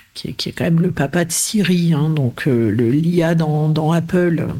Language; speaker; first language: French; native; French